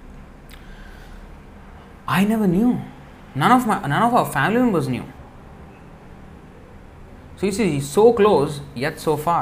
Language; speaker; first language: English; non-native, local second language; Telugu